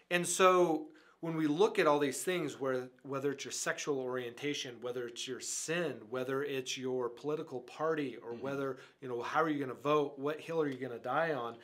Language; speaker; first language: English; native; English